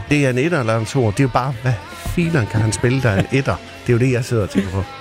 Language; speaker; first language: Danish; native; Danish